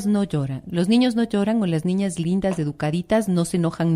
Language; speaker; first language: Spanish; native; Spanish